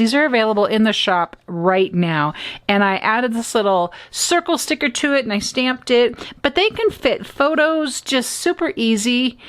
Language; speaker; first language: English; native; English